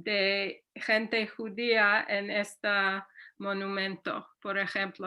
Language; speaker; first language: Spanish; non-native, fluent; English